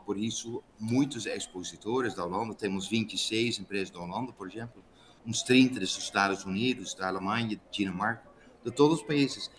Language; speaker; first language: Portuguese; non-native, fluent; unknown